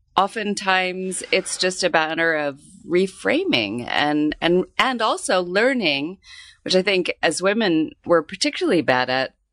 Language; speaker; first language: English; native; English